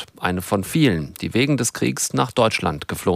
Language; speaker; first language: German; native; German